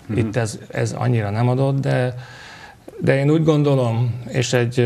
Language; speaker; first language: Hungarian; native; Hungarian